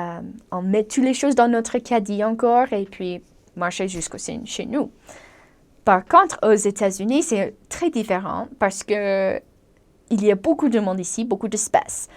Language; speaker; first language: French; non-native, learner; English